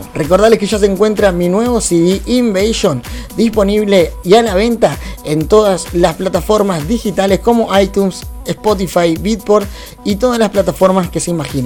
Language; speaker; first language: Spanish; native; Spanish